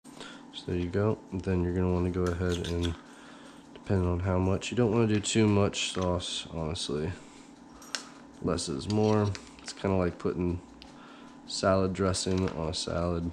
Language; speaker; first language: English; native; English